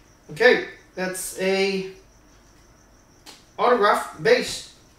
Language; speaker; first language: English; non-native, fluent; Chinese